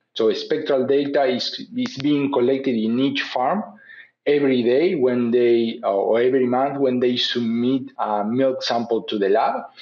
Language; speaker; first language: English; non-native, fluent; Spanish